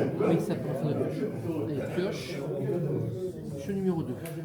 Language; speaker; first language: French; native; French